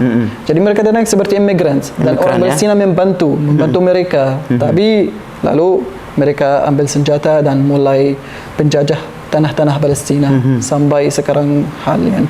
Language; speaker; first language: Indonesian; non-native, learner; Arabic